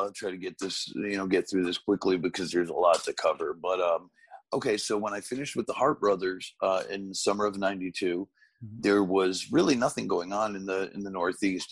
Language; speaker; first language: English; native; English